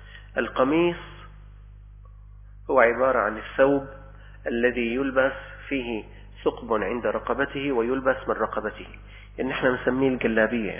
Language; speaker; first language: Arabic; native; Arabic